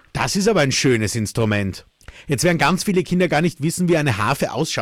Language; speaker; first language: German; native; German